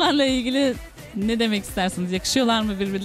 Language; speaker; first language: Turkish; native; Turkish